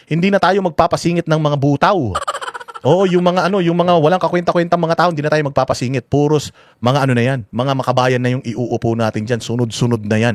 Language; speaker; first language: Filipino; native; Filipino